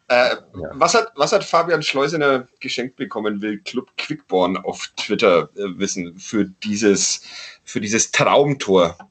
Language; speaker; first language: German; native; German